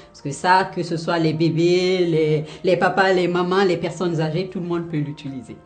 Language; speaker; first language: French; non-native, local second language; Fula